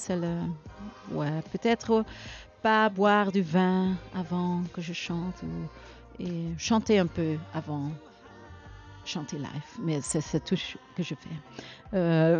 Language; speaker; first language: French; non-native, learner; Dutch